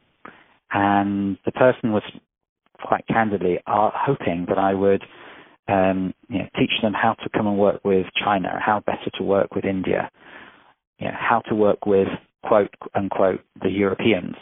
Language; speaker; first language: English; native; English